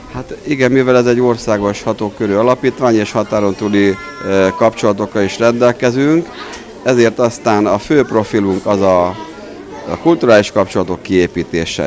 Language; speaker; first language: Hungarian; native; Hungarian